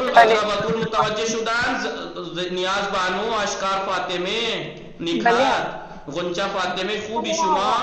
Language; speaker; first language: Persian; non-native, fluent; Urdu